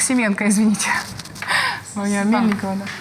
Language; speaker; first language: Russian; native; Russian